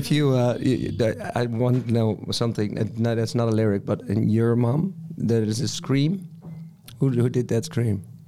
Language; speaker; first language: English; non-native, fluent; Dutch